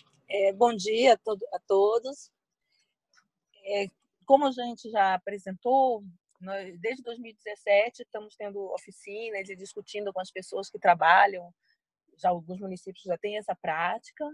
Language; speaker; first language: Portuguese; native; Portuguese